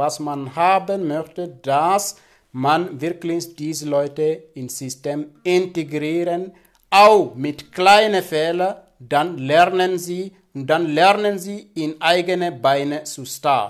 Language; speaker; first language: German; non-native, fluent; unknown